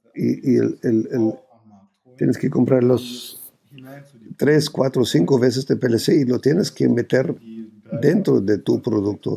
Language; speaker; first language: Spanish; non-native, fluent; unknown